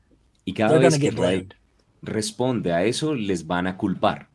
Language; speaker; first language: Spanish; native; Spanish